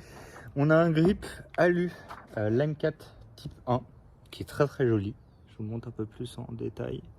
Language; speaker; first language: French; native; French